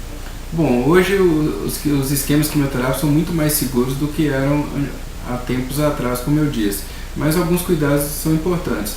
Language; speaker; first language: Portuguese; native; Portuguese